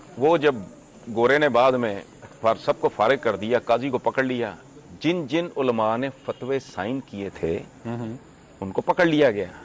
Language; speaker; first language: Urdu; non-native, local second language; Punjabi